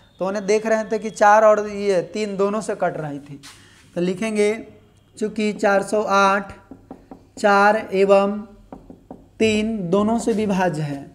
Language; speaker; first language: Hindi; native; Hindi